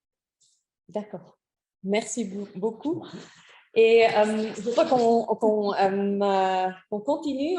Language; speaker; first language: French; non-native, fluent; German